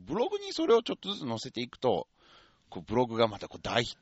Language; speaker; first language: Japanese; native; Japanese